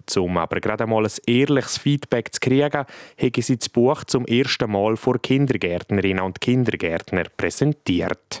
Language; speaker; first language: German; native; German